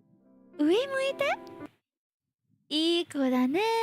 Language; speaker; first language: Japanese; non-native, learner; English